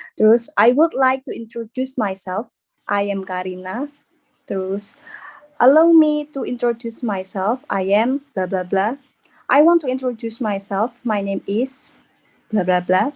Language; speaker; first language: English; non-native, learner; Indonesian